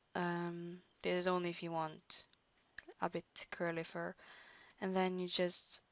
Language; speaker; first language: English; non-native, fluent; Norwegian